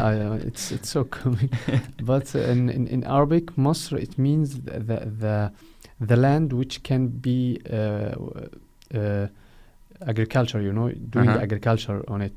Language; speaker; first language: English; non-native, fluent; Arabic